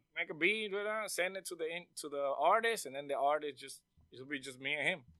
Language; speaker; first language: English; non-native, fluent; Spanish